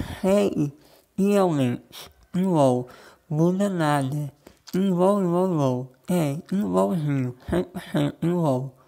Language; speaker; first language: Portuguese; non-native, local second language; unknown